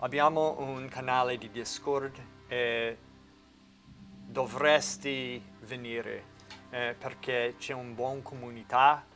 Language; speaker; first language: Italian; non-native, learner; English